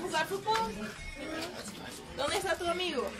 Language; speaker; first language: Spanish; non-native, learner; English